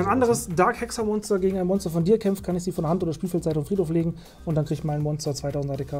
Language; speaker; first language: German; native; German